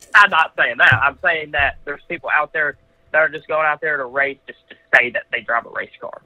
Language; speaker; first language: English; native; English